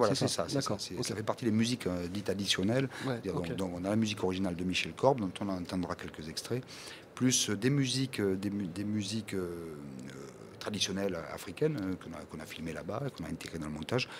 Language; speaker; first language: French; native; French